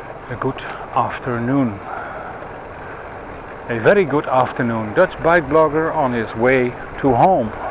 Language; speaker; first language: English; non-native, fluent; Dutch